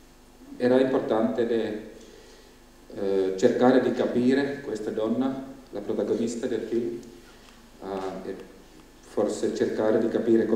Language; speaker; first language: Italian; non-native, fluent; Finnish